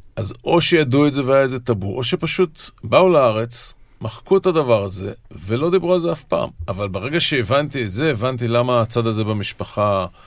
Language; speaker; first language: Hebrew; native; Hebrew